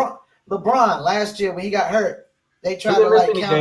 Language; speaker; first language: English; native; English